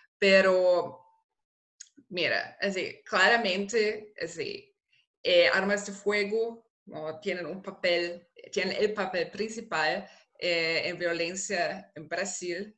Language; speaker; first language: Spanish; non-native, fluent; German